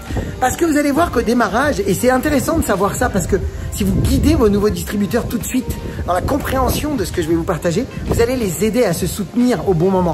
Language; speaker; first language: French; native; French